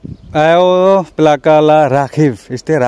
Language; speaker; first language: Romanian; non-native, learner; Bangla